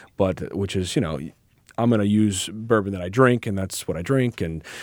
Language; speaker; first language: English; native; English